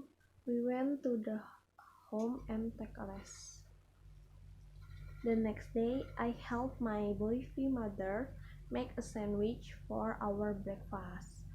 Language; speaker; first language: English; non-native, learner; Indonesian